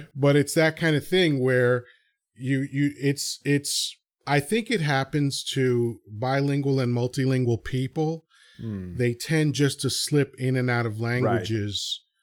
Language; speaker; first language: English; early bilingual, other home language; Spanish